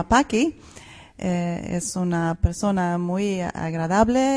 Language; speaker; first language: Spanish; non-native, fluent; Swedish